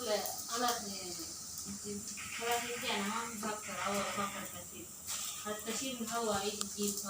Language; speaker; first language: Arabic; non-native, learner; Bangla